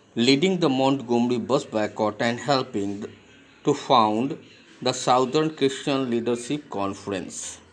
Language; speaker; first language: English; non-native, local second language; Hindi